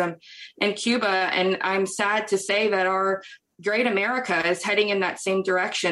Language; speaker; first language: English; native; English